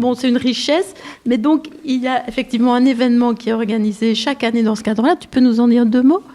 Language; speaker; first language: French; native; French